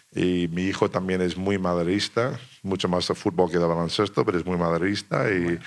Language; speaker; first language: Spanish; non-native, fluent; English